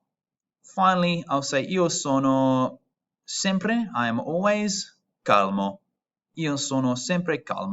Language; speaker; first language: Italian; non-native, fluent; English